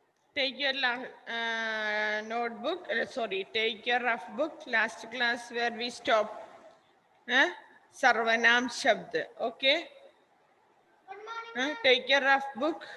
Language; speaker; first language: English; non-native, local second language; Malayalam